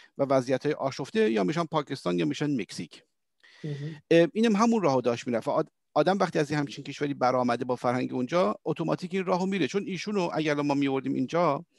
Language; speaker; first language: Persian; early bilingual, heritage; Persian